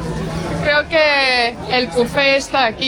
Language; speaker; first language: Spanish; non-native, fluent; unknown